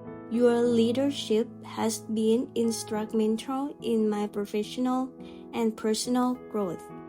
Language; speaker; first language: English; non-native, fluent; Thai